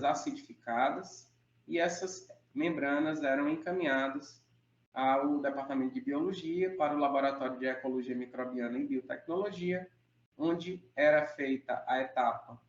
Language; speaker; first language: Portuguese; native; Portuguese